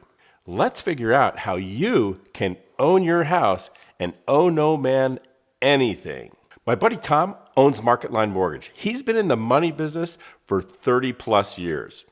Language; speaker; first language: English; native; English